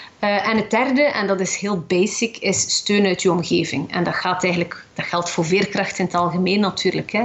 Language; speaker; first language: Dutch; early bilingual, other home language; Arabic